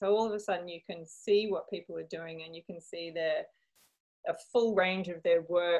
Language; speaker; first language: English; native; English